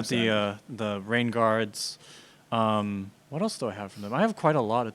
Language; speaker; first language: English; native; English